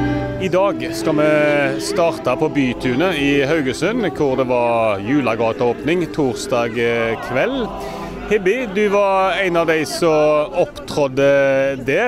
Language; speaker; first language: Norwegian; native; Norwegian